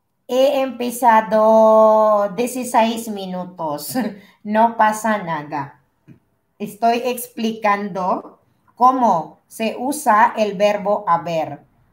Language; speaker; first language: Spanish; non-native, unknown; Filipino